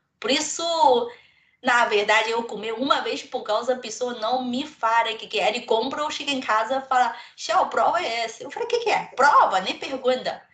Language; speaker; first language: Portuguese; non-native, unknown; Chinese